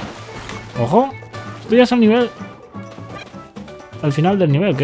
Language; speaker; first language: Spanish; native; Spanish